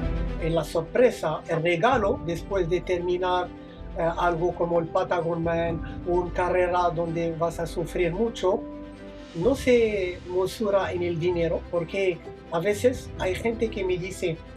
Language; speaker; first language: Spanish; non-native, fluent; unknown